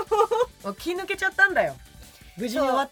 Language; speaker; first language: Japanese; native; Japanese